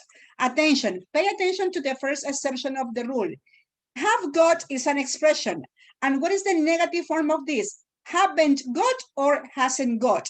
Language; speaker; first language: English; non-native, fluent; Spanish